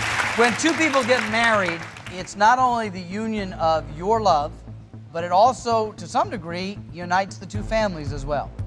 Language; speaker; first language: English; native; English